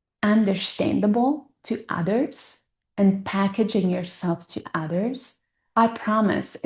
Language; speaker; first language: English; non-native, fluent; Italian